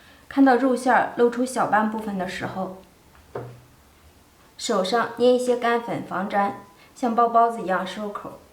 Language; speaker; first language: Chinese; native; Chinese